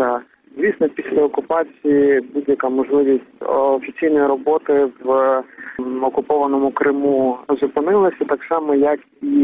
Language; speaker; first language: Ukrainian; native; Ukrainian